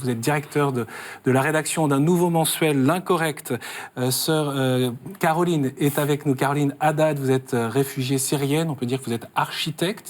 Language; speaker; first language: French; native; French